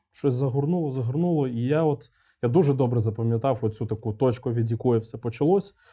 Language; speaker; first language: Ukrainian; non-native, local second language; Russian